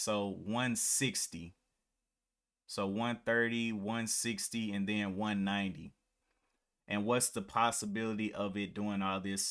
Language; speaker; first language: English; native; English